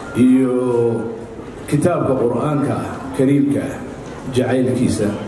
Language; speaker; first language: Somali; early bilingual, heritage; Somali